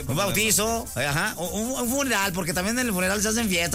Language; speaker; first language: Spanish; native; Spanish